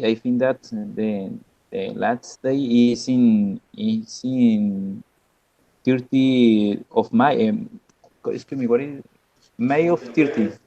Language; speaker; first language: English; non-native, learner; Spanish